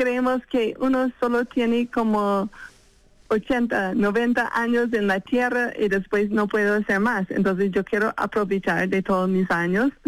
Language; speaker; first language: Spanish; non-native, fluent; English